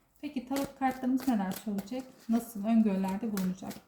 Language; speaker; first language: Turkish; native; Turkish